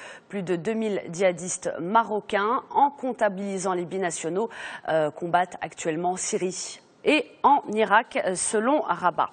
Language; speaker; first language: French; non-native, local second language; Arabic